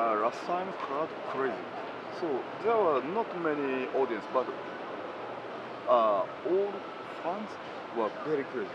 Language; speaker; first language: English; non-native, learner; Japanese